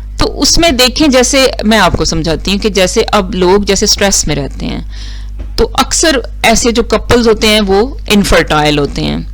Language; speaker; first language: Urdu; non-native, local second language; Punjabi